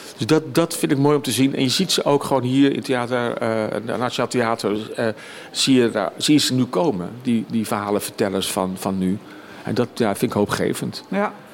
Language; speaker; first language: Dutch; native; Dutch